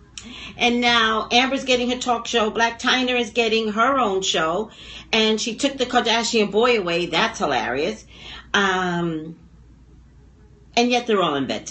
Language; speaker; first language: English; native; English